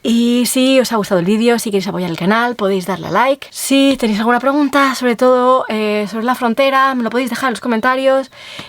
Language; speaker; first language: Spanish; native; Spanish